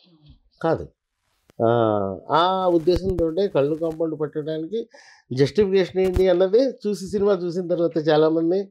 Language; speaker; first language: Telugu; native; Telugu